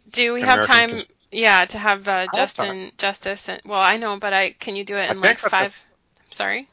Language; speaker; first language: English; native; English